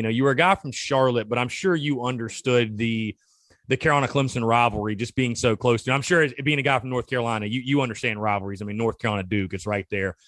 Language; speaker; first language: English; native; English